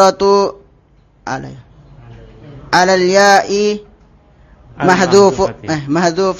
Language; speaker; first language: Arabic; non-native, learner; Indonesian